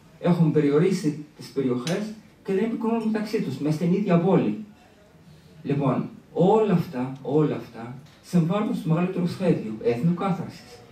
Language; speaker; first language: Greek; early bilingual, other home language; Arabic